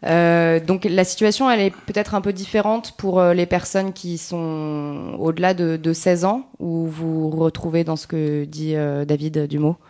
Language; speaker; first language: French; native; French